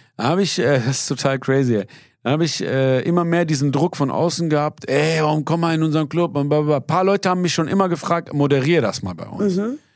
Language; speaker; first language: German; early bilingual, other home language; Persian